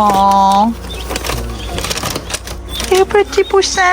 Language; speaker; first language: French; native; French